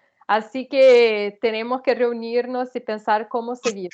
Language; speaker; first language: Spanish; non-native, fluent; Portuguese